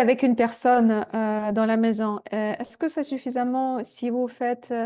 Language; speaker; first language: French; non-native, fluent; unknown